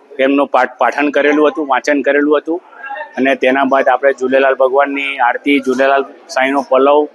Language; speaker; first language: Gujarati; non-native, local second language; Sindhi